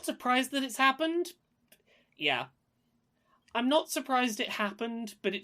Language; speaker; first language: English; native; English